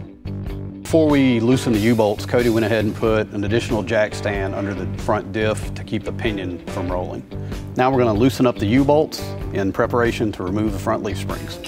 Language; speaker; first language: English; native; English